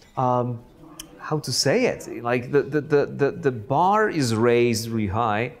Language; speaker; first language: English; non-native, fluent; Polish